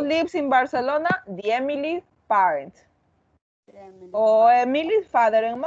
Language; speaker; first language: English; non-native, learner; Spanish